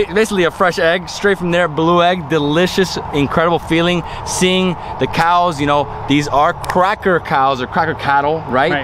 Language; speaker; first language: English; native; English